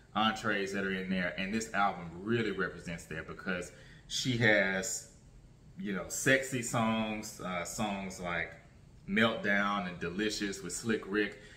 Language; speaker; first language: English; native; English